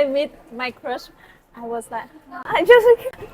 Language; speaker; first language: English; non-native, learner; Vietnamese